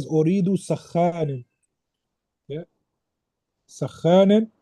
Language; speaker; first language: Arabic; non-native, fluent; English